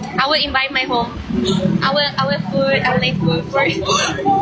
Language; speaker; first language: English; non-native, learner; Thai